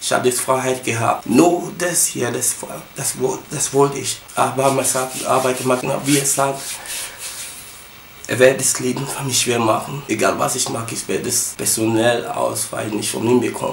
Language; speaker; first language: German; early bilingual, other home language; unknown